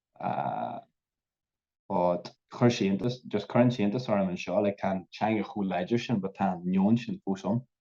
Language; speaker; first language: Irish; non-native, local second language; English